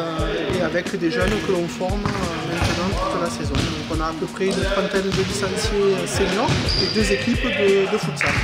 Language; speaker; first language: French; native; French